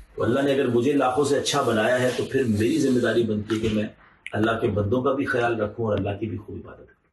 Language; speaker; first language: Urdu; native; Urdu